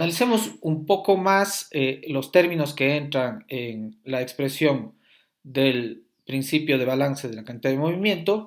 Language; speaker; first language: Spanish; native; Spanish